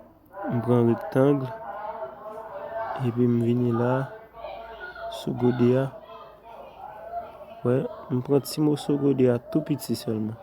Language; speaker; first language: French; non-native, learner; Haitian Creole